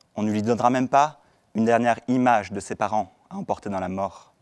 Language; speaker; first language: French; native; French